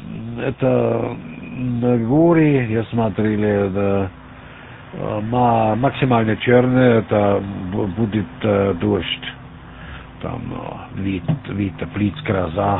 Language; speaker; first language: Russian; non-native, learner; German